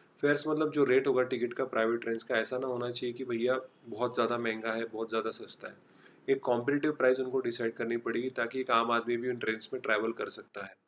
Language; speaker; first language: Hindi; non-native, local second language; Marathi